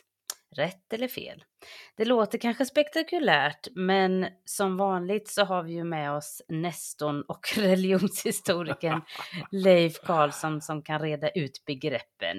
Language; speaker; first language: Swedish; native; Swedish